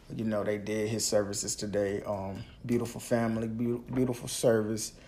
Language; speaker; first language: English; native; English